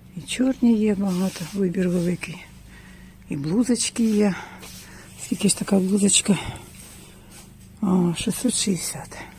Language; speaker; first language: Ukrainian; non-native, local second language; Russian